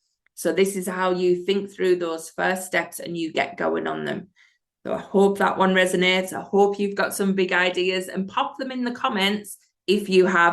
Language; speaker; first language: English; native; English